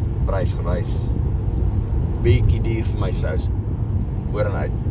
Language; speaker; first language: Afrikaans; native; Afrikaans